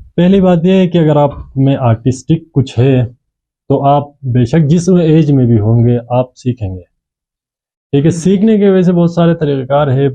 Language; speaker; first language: Urdu; non-native, local second language; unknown